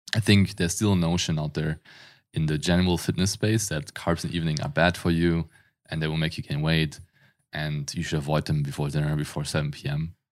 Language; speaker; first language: English; non-native, fluent; German